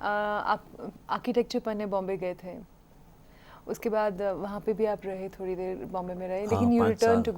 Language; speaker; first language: Hindi; non-native, local second language; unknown